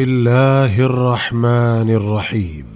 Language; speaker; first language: Arabic; native; Arabic